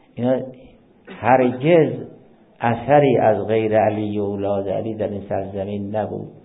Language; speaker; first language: Persian; native; Persian